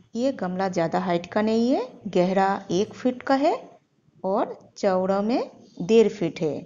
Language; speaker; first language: Hindi; non-native, local second language; Bangla